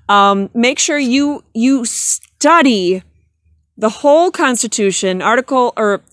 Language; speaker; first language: English; native; English